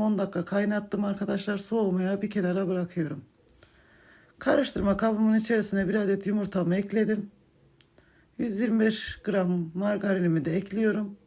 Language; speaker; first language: Turkish; native; Turkish